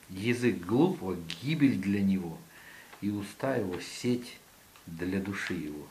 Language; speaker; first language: Russian; native; Russian